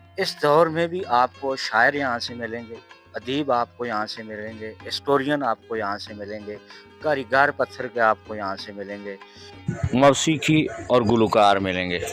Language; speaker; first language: Urdu; non-native, local second language; Punjabi